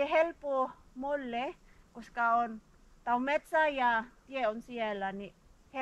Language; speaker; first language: Finnish; non-native, learner; Filipino